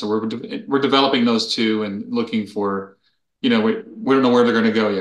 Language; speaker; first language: English; native; English